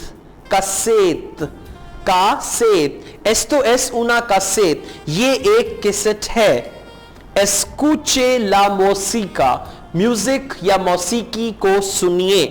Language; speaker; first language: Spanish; non-native, learner; Urdu